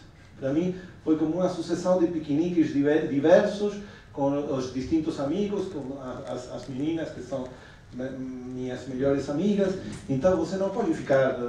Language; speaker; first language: Portuguese; non-native, fluent; Spanish